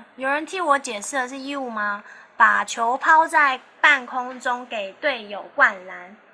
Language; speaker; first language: Chinese; early bilingual, heritage; Chinese